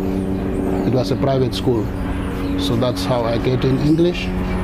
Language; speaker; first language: English; non-native, local second language; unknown